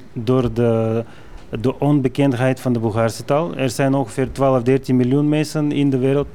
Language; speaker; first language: Dutch; non-native, fluent; Bulgarian